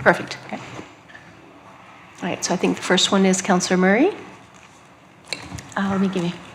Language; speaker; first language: English; native; English